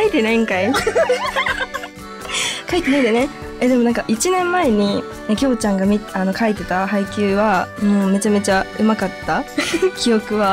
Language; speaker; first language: Japanese; native; Japanese